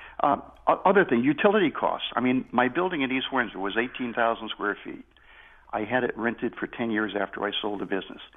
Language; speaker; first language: English; native; English